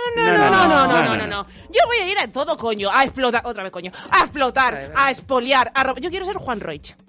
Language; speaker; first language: Spanish; native; Spanish